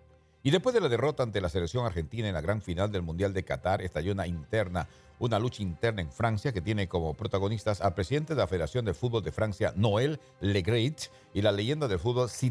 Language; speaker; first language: Spanish; native; Spanish